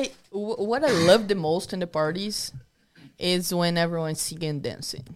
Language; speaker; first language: English; non-native, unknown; Portuguese